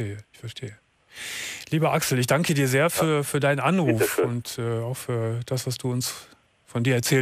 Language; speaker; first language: German; native; German